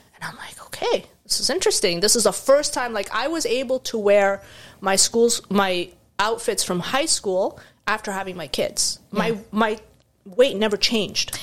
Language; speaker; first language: English; non-native, fluent; Arabic